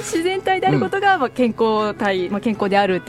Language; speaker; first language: Japanese; native; Japanese